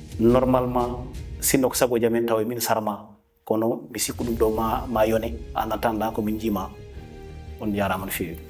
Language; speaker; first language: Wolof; non-native, local second language; Fula